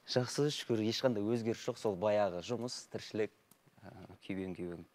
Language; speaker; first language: Kazakh; non-native, local second language; Russian